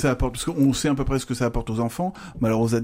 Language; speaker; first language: French; native; French